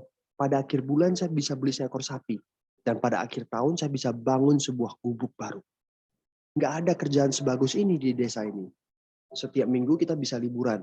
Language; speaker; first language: Indonesian; native; Indonesian